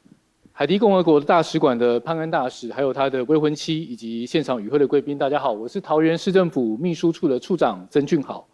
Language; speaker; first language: Chinese; native; Chinese